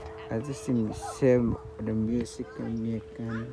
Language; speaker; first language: English; non-native, learner; Spanish